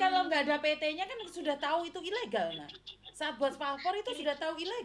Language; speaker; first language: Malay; non-native, local second language; Javanese